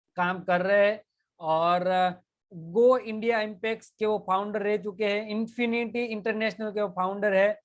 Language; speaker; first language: Hindi; non-native, local second language; Gujarati